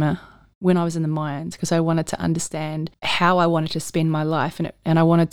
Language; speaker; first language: English; native; English